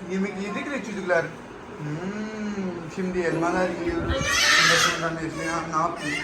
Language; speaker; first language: Turkish; non-native, learner; Urdu